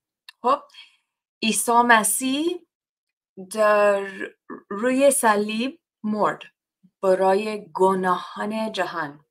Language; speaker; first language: Persian; non-native, fluent; English